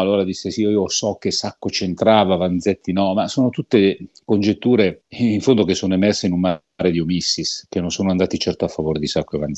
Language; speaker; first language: Italian; native; Italian